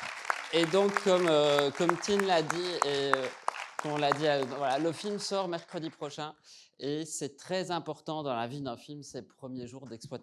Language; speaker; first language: French; native; French